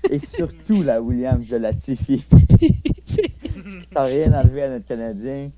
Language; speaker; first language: French; native; French